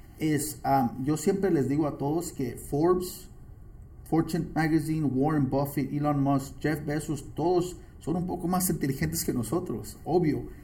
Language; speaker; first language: Spanish; early bilingual, heritage; Spanish